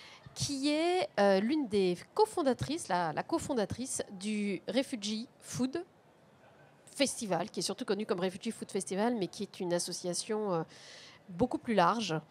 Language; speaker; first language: French; native; French